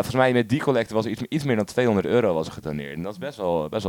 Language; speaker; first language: Dutch; native; Dutch